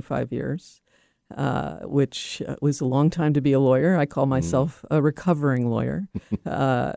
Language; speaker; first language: English; native; English